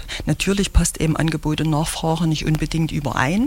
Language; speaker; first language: German; native; German